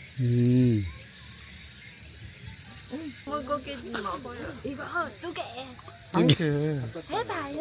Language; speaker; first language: Korean; non-native, learner; Vietnamese